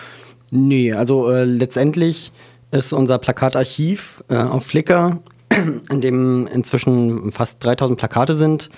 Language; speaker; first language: German; native; German